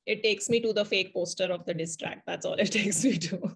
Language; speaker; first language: English; non-native, local second language; Hindi